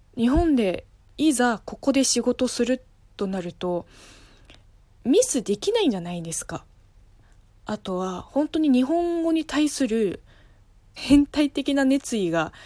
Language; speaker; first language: Japanese; non-native, fluent; Chinese